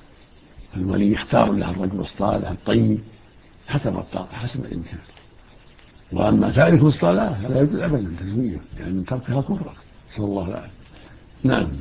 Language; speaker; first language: Arabic; native; Arabic